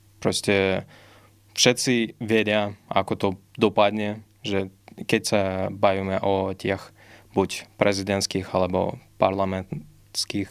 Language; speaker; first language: Slovak; non-native, fluent; Russian